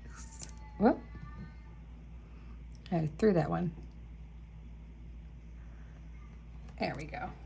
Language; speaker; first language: English; native; English